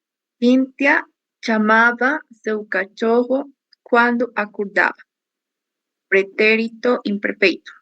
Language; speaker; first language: Portuguese; non-native, learner; Spanish